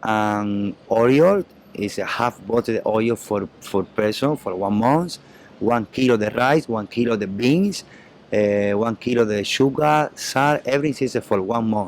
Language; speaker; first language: English; non-native, learner; Spanish